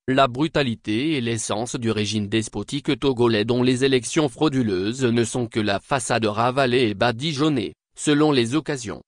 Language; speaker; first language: French; non-native, local second language; Ewe